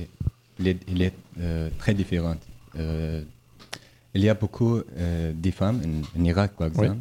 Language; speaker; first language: French; non-native, learner; Arabic